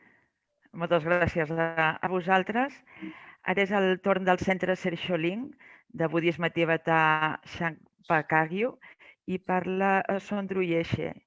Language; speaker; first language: Catalan; native; Catalan